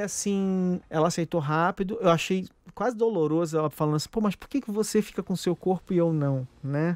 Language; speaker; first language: Portuguese; native; Portuguese